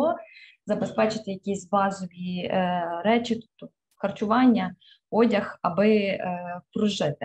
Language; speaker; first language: Ukrainian; native; Ukrainian